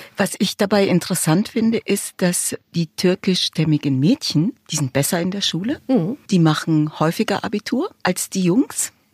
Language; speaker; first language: German; native; German